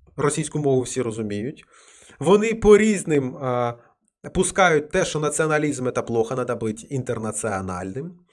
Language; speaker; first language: Ukrainian; non-native, local second language; Russian